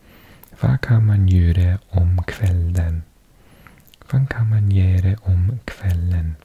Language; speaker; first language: Swedish; non-native, learner; English